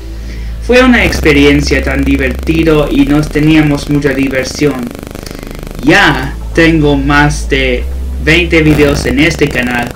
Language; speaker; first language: Spanish; non-native, learner; English